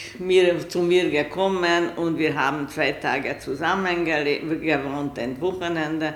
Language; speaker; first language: German; non-native, learner; Hungarian